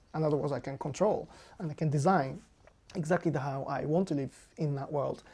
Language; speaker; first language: English; non-native, fluent; Japanese